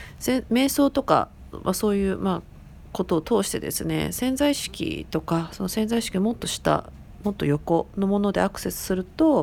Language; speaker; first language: Japanese; native; Japanese